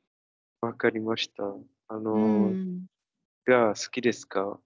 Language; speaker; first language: Japanese; non-native, learner; Czech